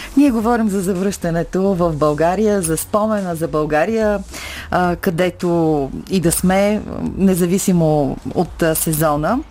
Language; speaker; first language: Bulgarian; native; Bulgarian